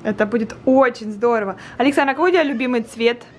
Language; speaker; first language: Russian; native; Russian